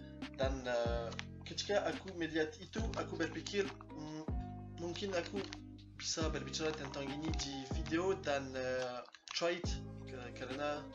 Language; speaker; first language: Indonesian; non-native, learner; French